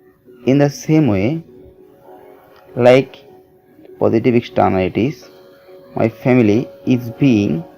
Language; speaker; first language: English; non-native, learner; Bangla